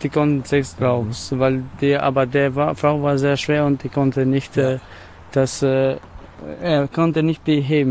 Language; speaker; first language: German; non-native, learner; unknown